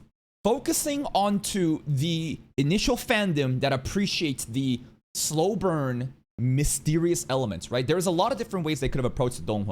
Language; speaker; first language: English; native; English